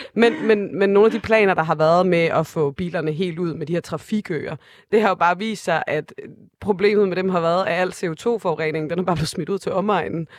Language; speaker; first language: Danish; native; Danish